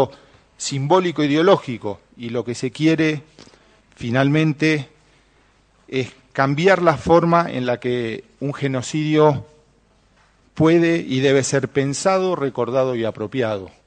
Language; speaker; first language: Spanish; native; Spanish